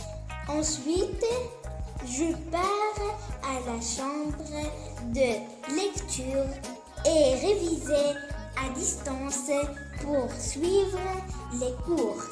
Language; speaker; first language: French; non-native, learner; Arabic